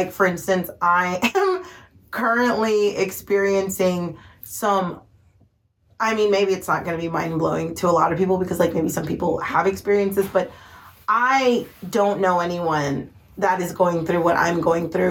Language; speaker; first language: English; early bilingual, other home language; Spanish